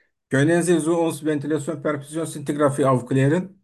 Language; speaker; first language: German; non-native, learner; Turkish